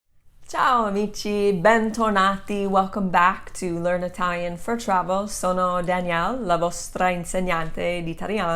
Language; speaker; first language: Italian; non-native, fluent; English